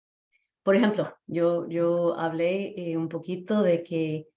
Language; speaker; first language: Spanish; non-native, fluent; English